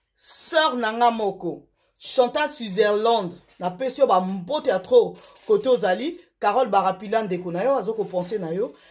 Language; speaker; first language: French; non-native, local second language; Lingala